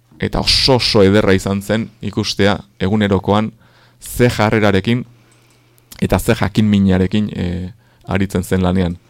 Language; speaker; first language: Basque; native; Basque